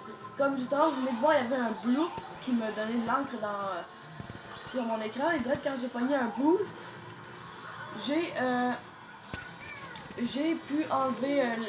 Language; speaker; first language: French; native; French